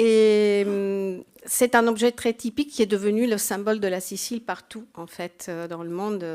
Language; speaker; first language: French; non-native, fluent; Italian